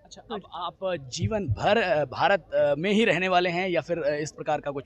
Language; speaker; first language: Hindi; native; Hindi